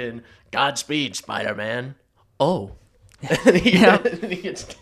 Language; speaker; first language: English; native; English